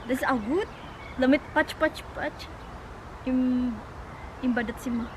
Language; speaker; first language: German; non-native, learner; Indonesian